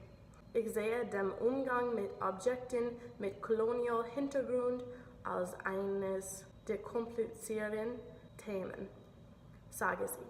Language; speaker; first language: German; non-native, learner; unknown